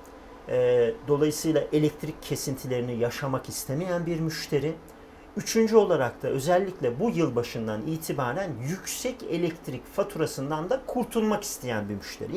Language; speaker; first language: Turkish; native; Turkish